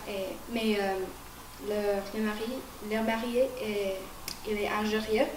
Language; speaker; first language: French; non-native, fluent; English